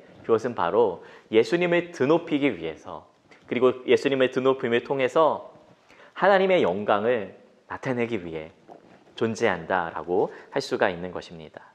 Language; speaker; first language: Korean; native; Korean